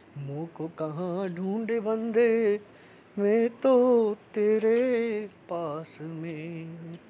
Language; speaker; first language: Hindi; native; Hindi